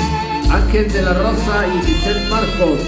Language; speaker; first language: Spanish; native; Spanish